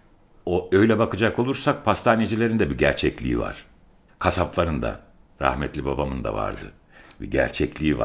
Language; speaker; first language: Turkish; native; Turkish